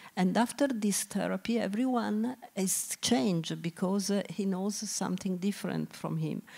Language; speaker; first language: English; non-native, learner; Italian